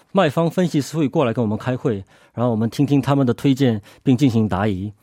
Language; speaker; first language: Chinese; native; Chinese